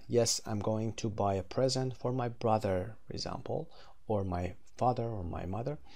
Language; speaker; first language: English; non-native, fluent; Persian